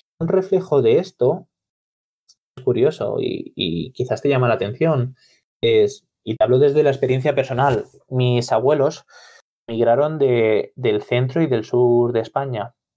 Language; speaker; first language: Spanish; non-native, local second language; Catalan